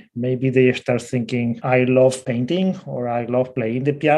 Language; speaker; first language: English; non-native, fluent; Spanish